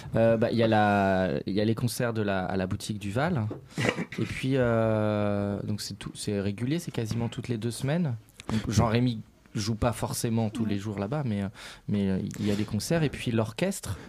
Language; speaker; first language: French; native; French